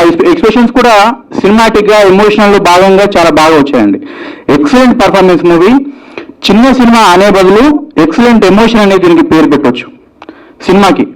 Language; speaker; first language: Telugu; native; Telugu